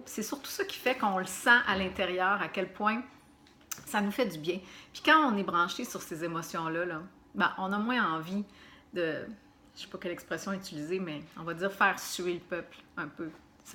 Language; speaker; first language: French; native; French